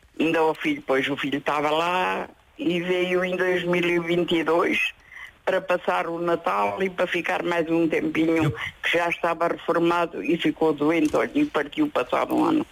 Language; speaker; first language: Portuguese; native; Portuguese